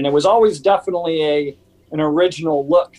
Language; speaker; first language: English; native; English